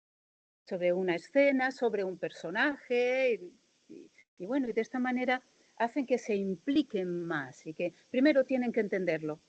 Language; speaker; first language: Spanish; native; Spanish